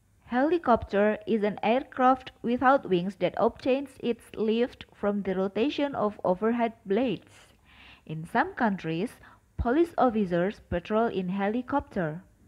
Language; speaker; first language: English; non-native, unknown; Indonesian